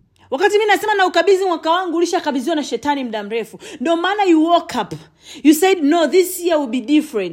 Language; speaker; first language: English; non-native, local second language; Swahili